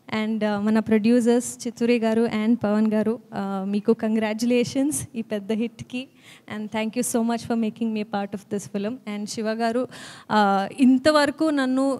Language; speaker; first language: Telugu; non-native, learner; Kannada